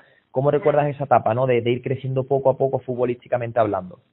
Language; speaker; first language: Spanish; native; Spanish